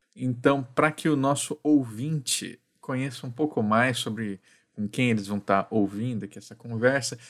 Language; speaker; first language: Portuguese; native; Portuguese